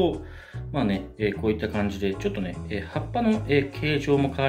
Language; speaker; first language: Japanese; native; Japanese